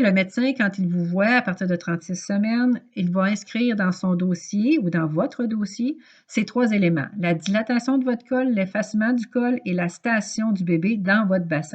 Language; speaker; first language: French; native; French